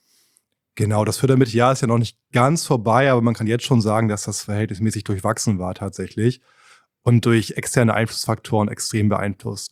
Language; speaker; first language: German; native; German